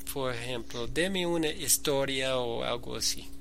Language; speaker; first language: Spanish; non-native, learner; English